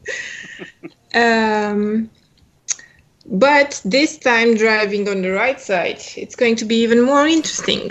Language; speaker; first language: English; non-native, fluent; Romanian